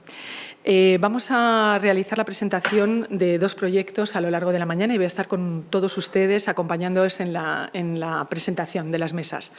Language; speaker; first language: Spanish; native; Spanish